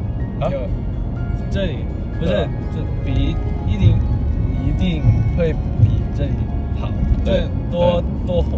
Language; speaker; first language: Chinese; non-native, fluent; Cantonese